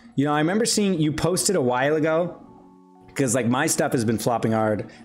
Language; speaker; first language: English; native; English